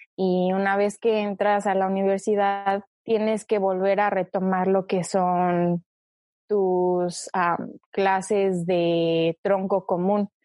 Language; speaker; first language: Spanish; early bilingual, other home language; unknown